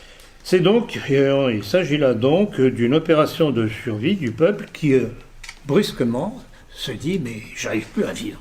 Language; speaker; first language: French; native; French